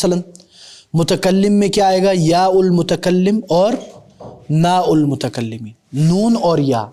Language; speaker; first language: Urdu; native; Urdu